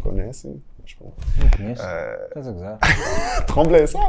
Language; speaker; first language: Portuguese; non-native, fluent; French